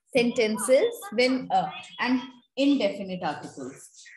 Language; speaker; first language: English; non-native, local second language; Hindi